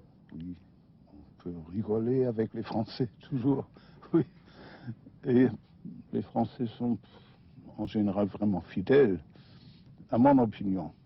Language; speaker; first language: French; non-native, fluent; German